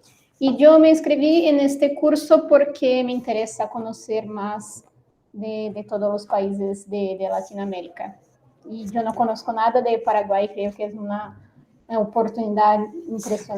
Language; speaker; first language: Spanish; non-native, fluent; Portuguese